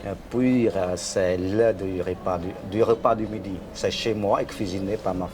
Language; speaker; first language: French; non-native, fluent; Khmer